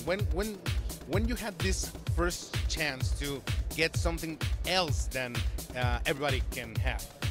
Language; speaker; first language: English; non-native, fluent; Spanish